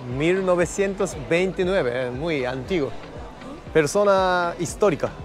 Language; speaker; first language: Spanish; non-native, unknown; Japanese